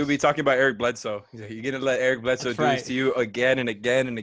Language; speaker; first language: English; native; English